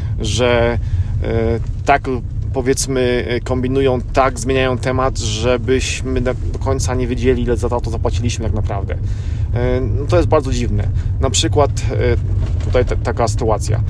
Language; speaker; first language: Polish; native; Polish